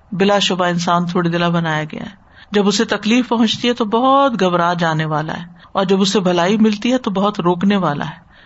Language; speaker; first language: Urdu; native; Urdu